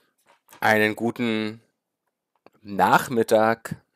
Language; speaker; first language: German; native; German